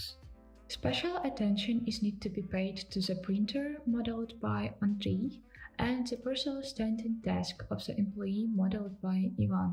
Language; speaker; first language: English; non-native, fluent; Ukrainian